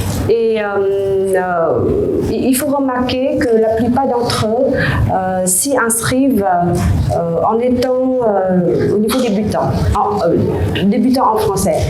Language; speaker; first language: French; non-native, fluent; Vietnamese